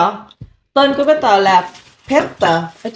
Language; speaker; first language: Swedish; non-native, learner; Vietnamese